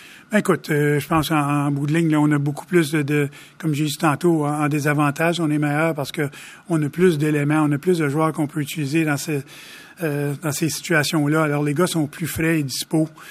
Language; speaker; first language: French; native; French